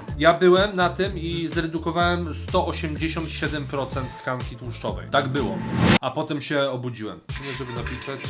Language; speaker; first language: Polish; native; Polish